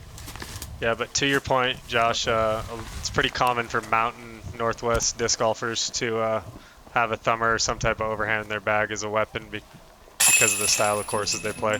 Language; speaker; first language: English; native; English